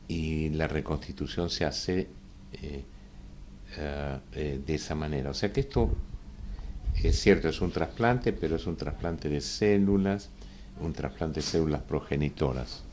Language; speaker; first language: Spanish; native; Spanish